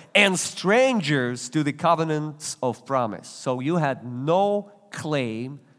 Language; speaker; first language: English; non-native, fluent; Russian